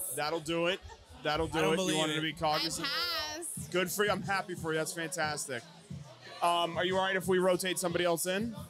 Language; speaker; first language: English; native; English